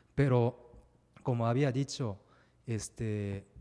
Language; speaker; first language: Spanish; non-native, fluent; Japanese